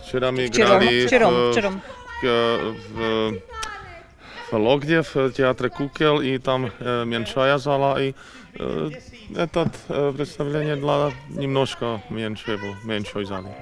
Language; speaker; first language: Russian; non-native, learner; Czech